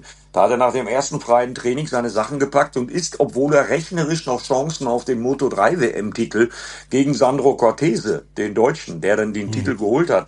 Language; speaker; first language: German; native; German